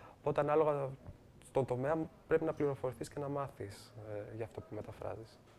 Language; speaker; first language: Greek; early bilingual, heritage; Greek